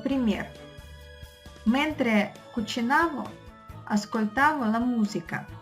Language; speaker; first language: Italian; non-native, fluent; Russian